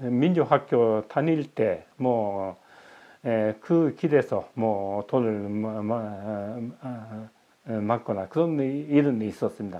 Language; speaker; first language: Korean; early bilingual, heritage; Japanese